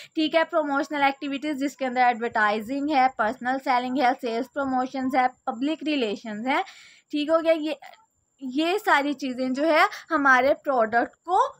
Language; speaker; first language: Urdu; native; Urdu